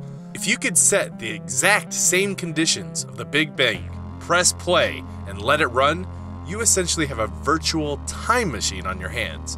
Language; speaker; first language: English; native; English